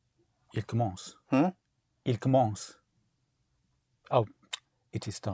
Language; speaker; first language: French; non-native, learner; English